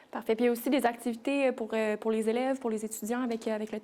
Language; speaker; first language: French; native; French